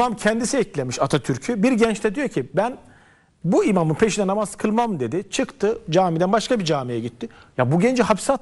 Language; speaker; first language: Turkish; native; Turkish